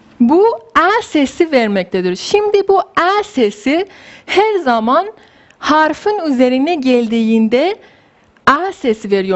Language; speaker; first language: Turkish; non-native, fluent; Persian